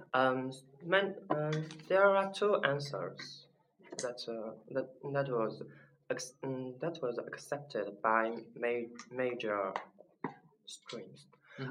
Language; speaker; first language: English; non-native, learner; Chinese